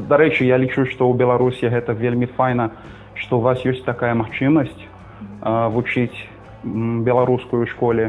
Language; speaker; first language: Belarusian; non-native, fluent; Portuguese